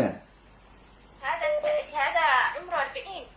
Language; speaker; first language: Arabic; non-native, learner; Somali